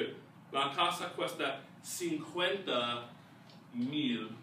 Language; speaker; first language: Spanish; non-native, fluent; English